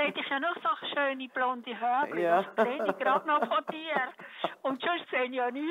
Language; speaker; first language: German; native; German